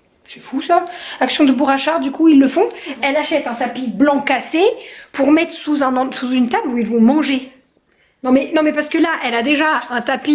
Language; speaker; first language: French; native; French